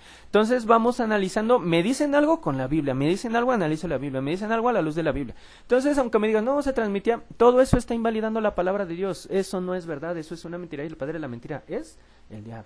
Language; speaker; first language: Spanish; native; Spanish